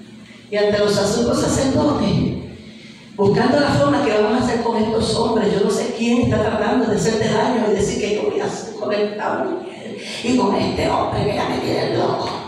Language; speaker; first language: Spanish; native; Spanish